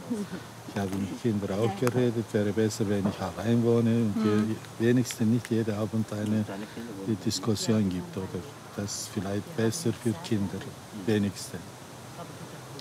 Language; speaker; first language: German; non-native, learner; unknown